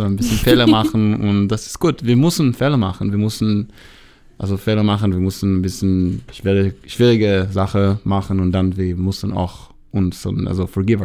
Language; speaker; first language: German; non-native, fluent; Hebrew